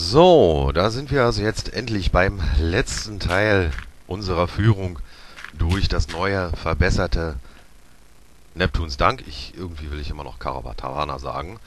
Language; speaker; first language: German; native; German